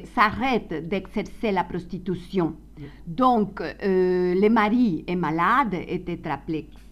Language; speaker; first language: French; non-native, fluent; Spanish